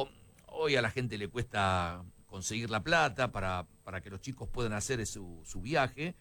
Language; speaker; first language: Spanish; native; Spanish